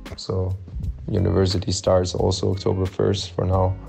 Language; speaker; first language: English; non-native, fluent; German